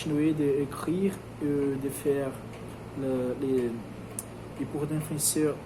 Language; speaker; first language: French; non-native, learner; Portuguese